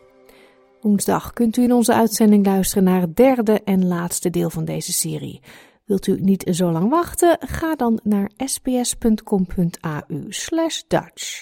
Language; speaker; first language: Dutch; native; Dutch